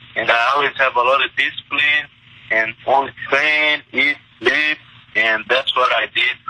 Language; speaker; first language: English; non-native, fluent; Portuguese